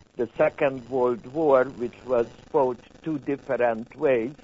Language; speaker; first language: English; non-native, fluent; Hungarian